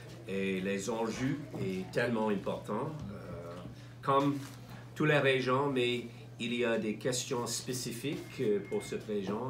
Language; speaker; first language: French; non-native, learner; English